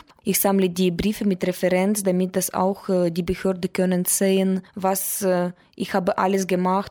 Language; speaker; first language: German; non-native, learner; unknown